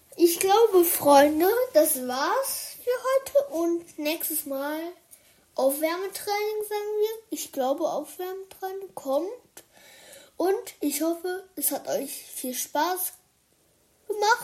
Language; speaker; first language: German; early bilingual, other home language; Chinese